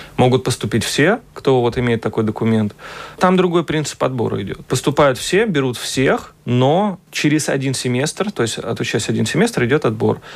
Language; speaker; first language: Russian; native; Russian